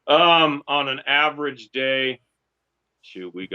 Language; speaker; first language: English; native; English